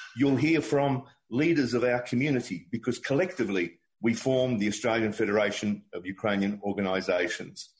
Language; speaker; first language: English; early bilingual, other home language; Ukrainian